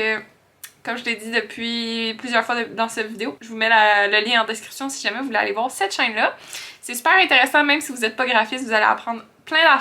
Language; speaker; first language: French; native; French